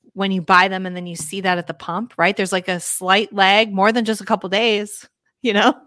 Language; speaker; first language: English; native; English